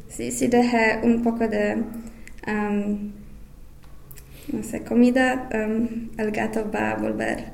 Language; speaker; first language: Spanish; non-native, learner; English